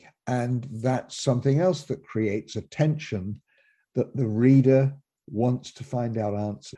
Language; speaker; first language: English; native; English